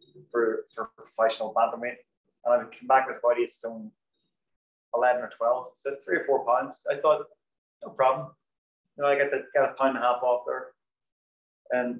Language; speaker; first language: English; native; English